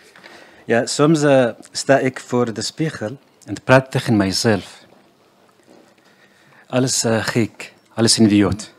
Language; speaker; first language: Dutch; non-native, learner; Kurdish